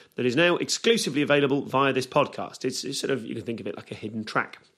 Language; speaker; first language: English; native; English